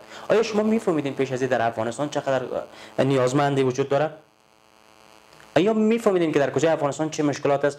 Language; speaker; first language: Persian; native; Persian